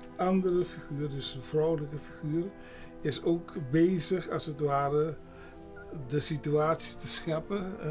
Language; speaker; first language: English; non-native, learner; Papiamento